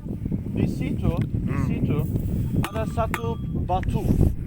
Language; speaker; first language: Indonesian; non-native, fluent; Turkish